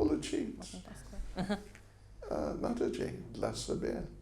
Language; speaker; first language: Russian; non-native, learner; English